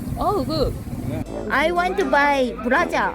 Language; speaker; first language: English; non-native, learner; Japanese